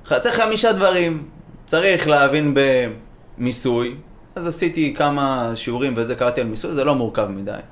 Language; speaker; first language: Hebrew; native; Hebrew